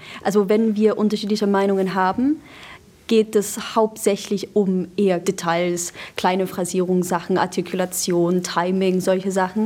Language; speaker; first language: German; non-native, fluent; English